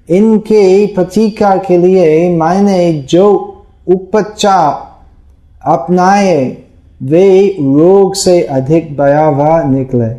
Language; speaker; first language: Hindi; non-native, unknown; English